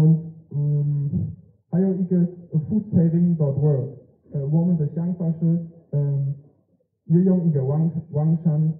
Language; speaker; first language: Chinese; non-native, learner; German